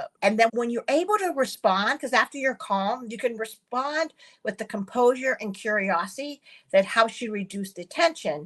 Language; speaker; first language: English; early bilingual, other home language; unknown